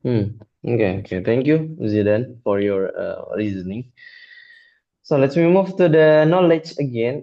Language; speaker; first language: English; non-native, fluent; Indonesian